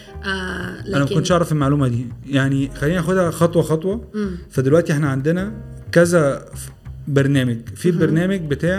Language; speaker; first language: Arabic; native; Arabic